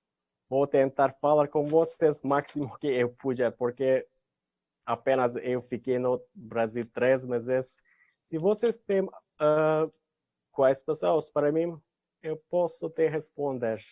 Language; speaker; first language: Portuguese; non-native, learner; Turkish